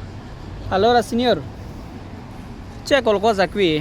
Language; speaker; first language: Italian; non-native, learner; Telugu